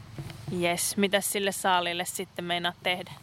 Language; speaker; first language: Finnish; native; Finnish